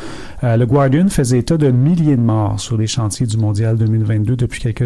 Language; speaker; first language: French; native; French